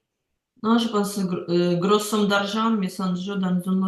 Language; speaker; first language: French; non-native, learner; Ukrainian